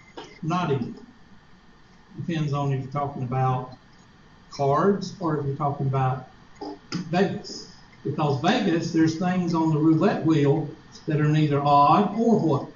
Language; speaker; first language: English; native; English